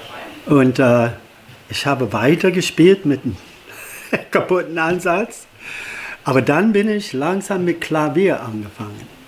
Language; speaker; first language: German; non-native, fluent; English